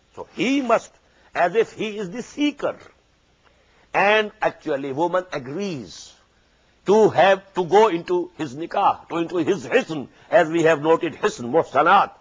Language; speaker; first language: English; non-native, local second language; Urdu